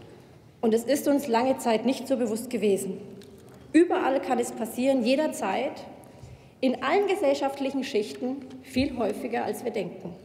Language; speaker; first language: German; native; German